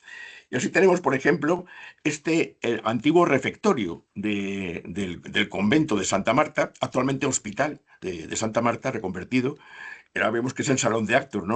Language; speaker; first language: Spanish; native; Spanish